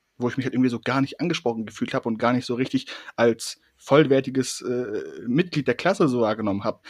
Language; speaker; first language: German; early bilingual, other home language; Persian